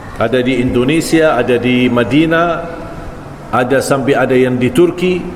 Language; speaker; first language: Malay; non-native, fluent; Arabic